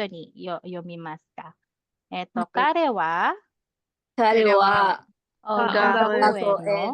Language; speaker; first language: Japanese; non-native, fluent; Filipino